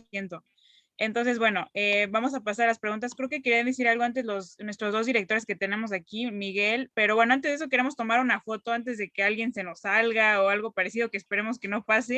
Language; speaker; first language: Spanish; native; Spanish